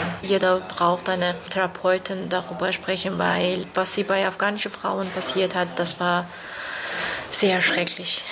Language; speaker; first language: German; non-native, learner; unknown